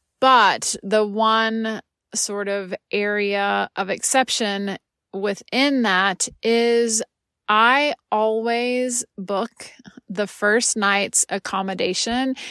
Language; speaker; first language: English; native; English